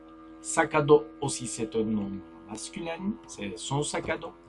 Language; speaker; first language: French; non-native, fluent; Turkish